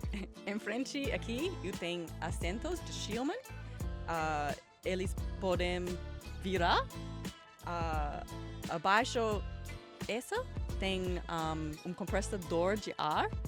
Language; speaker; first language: Portuguese; non-native, learner; English